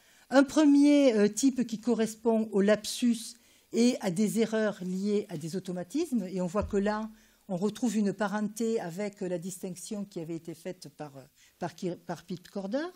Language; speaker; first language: French; native; French